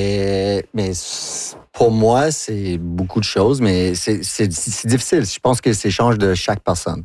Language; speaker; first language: French; non-native, local second language; English